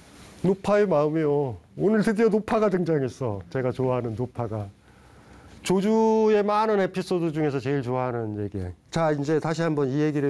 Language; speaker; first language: Korean; native; Korean